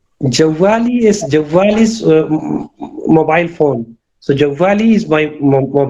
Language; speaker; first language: English; non-native, local second language; Urdu